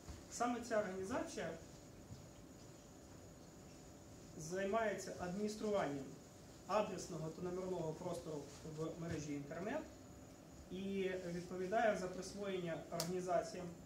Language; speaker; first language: Ukrainian; native; Ukrainian